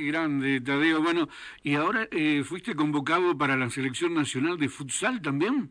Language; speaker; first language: Spanish; native; Spanish